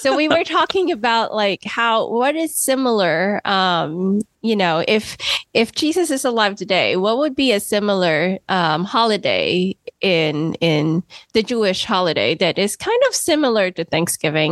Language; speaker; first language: English; non-native, local second language; Filipino